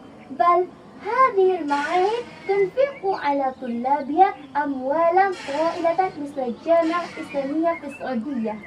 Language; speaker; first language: Arabic; non-native, fluent; Indonesian